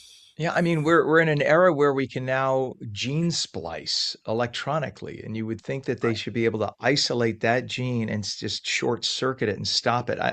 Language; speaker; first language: English; native; English